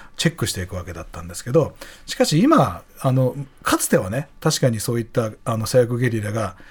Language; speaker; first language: Japanese; native; Japanese